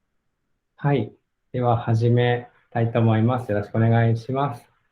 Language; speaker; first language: Japanese; native; Japanese